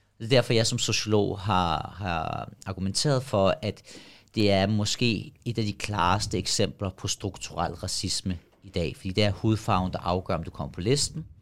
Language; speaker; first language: Danish; early bilingual, other home language; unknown